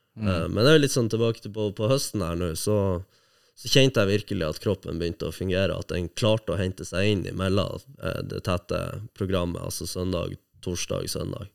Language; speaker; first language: Norwegian; native; Norwegian